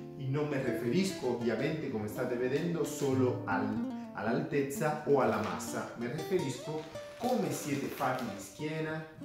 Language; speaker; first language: Italian; non-native, fluent; Spanish